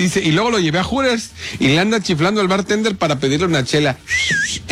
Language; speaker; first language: Spanish; native; Spanish